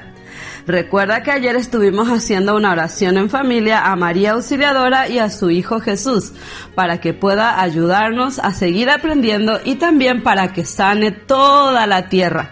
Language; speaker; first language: Spanish; native; Spanish